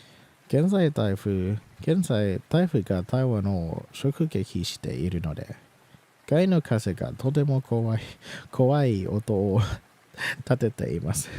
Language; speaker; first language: Japanese; non-native, learner; Thai